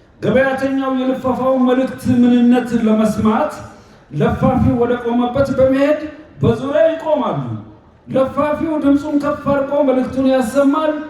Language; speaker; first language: Amharic; non-native, local second language; Sidamo